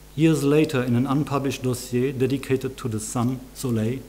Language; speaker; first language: English; non-native, fluent; German